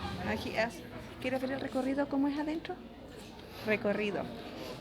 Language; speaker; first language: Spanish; native; Spanish